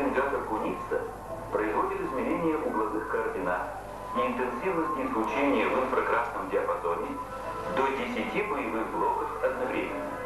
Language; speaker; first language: Russian; native; Russian